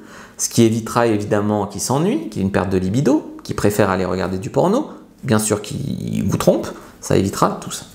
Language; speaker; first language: French; native; French